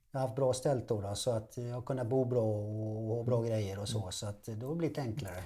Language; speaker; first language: Swedish; native; Swedish